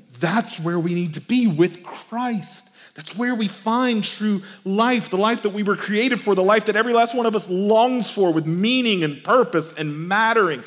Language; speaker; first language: English; native; English